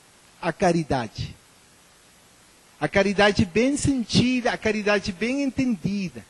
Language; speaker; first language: Portuguese; non-native, learner; Spanish